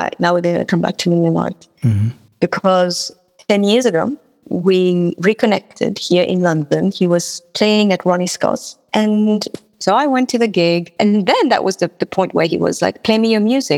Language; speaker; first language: English; non-native, fluent; Morisyen